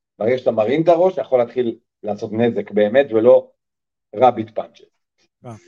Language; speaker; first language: Hebrew; early bilingual, other home language; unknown